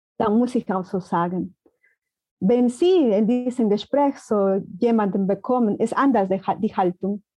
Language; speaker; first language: German; non-native, fluent; Spanish